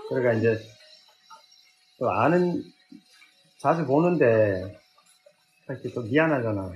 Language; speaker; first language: Korean; native; Korean